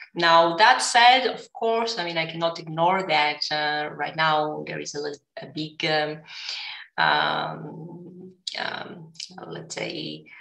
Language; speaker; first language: English; non-native, fluent; Greek